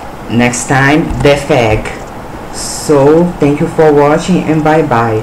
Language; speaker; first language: English; non-native, learner; Portuguese